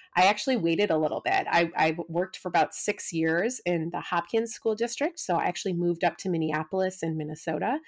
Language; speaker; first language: English; native; English